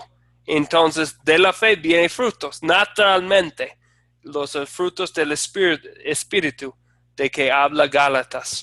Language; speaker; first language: Spanish; non-native, fluent; English